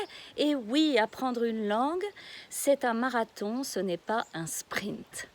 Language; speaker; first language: French; native; French